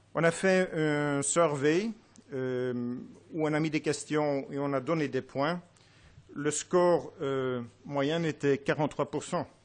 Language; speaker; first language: French; non-native, fluent; Dutch